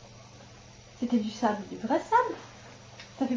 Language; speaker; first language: French; native; French